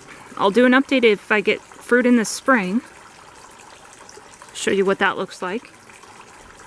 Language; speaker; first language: English; native; English